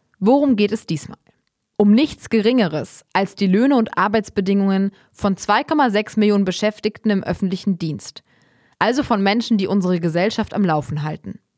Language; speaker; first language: German; native; German